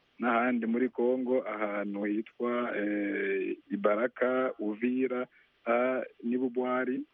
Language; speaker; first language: Rundi; non-native, local second language; Swahili